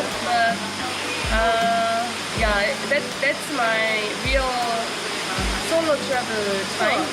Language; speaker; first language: English; non-native, learner; Korean